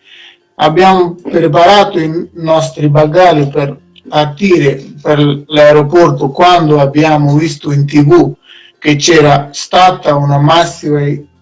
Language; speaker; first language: Italian; non-native, learner; Persian